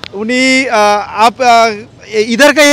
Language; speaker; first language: Hindi; non-native, learner; Bangla